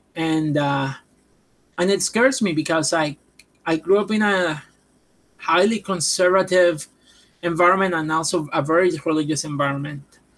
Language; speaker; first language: English; non-native, fluent; Spanish